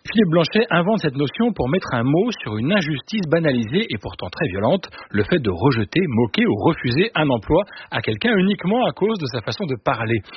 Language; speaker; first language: French; native; French